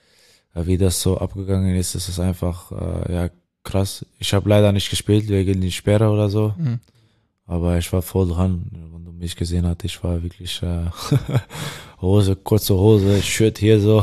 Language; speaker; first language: German; non-native, learner; Dutch